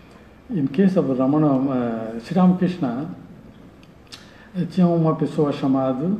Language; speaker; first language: Portuguese; non-native, learner; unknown